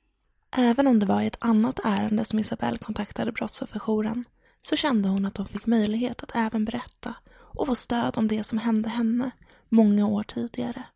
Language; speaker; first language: Swedish; native; Swedish